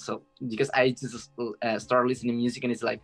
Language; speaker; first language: English; non-native, learner; Spanish